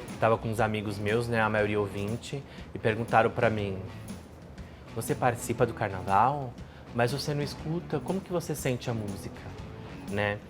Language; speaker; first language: Portuguese; non-native, local second language; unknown